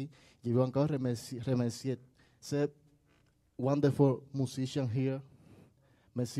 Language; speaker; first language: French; non-native, learner; Spanish